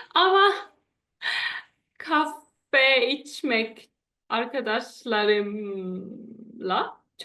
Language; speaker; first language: Turkish; non-native, learner; German